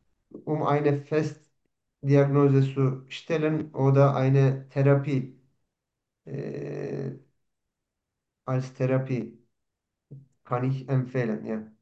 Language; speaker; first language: German; non-native, fluent; Turkish